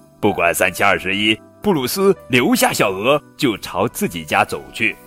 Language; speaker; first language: Chinese; native; Chinese